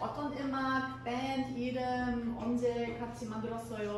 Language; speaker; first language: Korean; non-native, learner; German